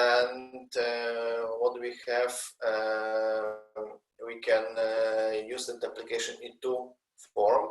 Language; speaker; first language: English; non-native, learner; Polish